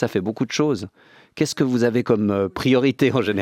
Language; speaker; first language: French; native; French